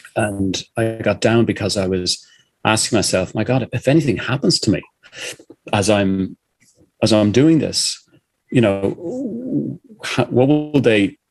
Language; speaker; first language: English; native; English